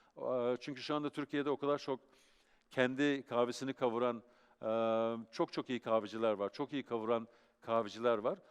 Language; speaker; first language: Turkish; early bilingual, heritage; Turkish